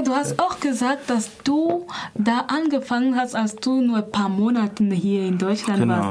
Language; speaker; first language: German; non-native, fluent; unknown